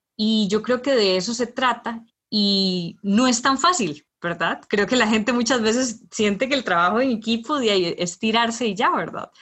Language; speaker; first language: Spanish; native; Spanish